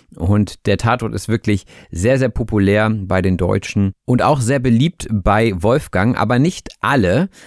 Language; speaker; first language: German; native; German